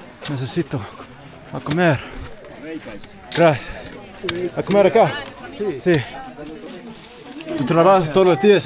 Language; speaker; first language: Spanish; non-native, learner; English